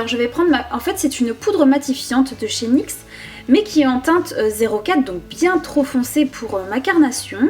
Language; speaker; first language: French; native; French